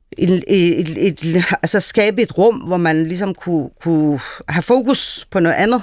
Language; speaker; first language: Danish; early bilingual, other home language; Persian